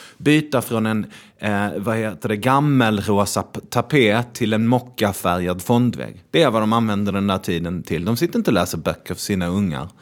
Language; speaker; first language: Swedish; native; Swedish